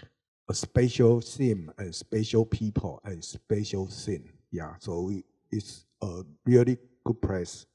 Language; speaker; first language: English; non-native, learner; Chinese